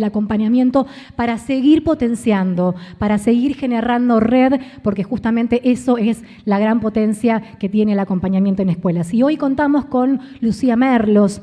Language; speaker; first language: Spanish; native; Spanish